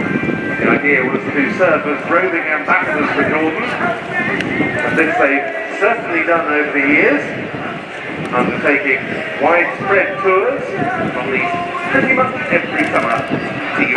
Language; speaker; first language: English; native; English